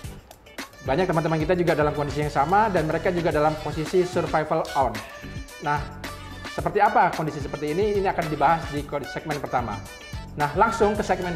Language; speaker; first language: Indonesian; native; Indonesian